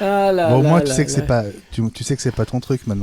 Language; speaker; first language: French; native; French